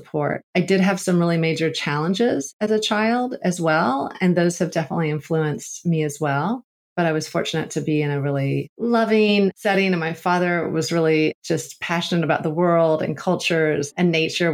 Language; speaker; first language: English; native; English